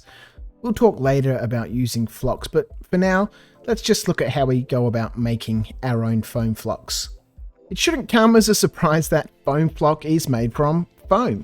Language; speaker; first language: English; native; English